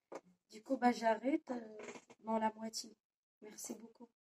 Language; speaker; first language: French; non-native, learner; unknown